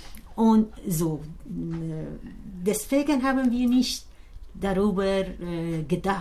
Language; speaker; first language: German; non-native, learner; Persian